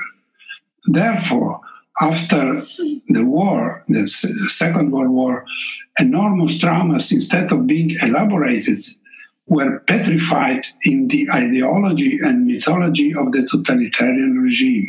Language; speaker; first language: English; non-native, fluent; Slovenian